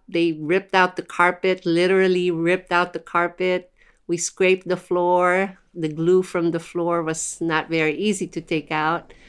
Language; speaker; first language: English; non-native, local second language; Filipino